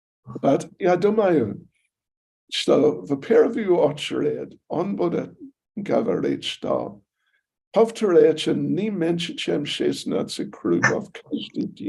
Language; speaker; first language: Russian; non-native, learner; English